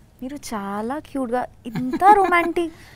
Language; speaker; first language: Telugu; non-native, learner; Bangla